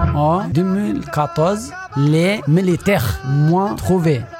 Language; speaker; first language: French; non-native, learner; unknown